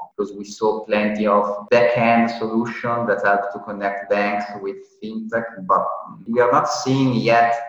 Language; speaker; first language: English; non-native, fluent; Italian